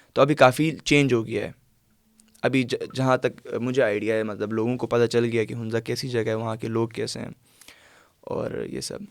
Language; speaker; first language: Urdu; non-native, local second language; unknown